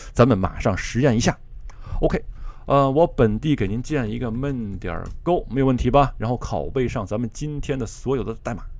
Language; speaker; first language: Chinese; native; Chinese